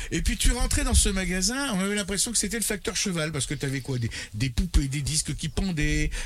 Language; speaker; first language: French; early bilingual, other home language; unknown